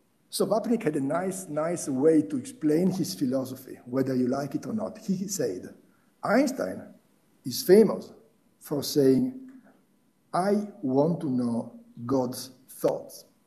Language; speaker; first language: English; non-native, fluent; Italian